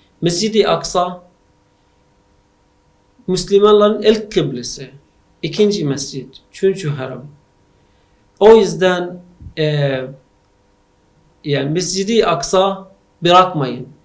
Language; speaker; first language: Turkish; non-native, learner; Arabic